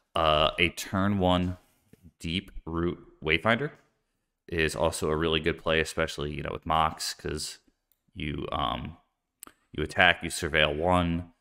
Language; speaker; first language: English; native; English